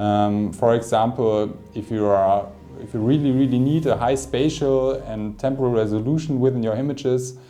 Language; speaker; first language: English; non-native, fluent; German